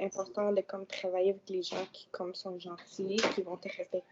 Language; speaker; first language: French; non-native, local second language; English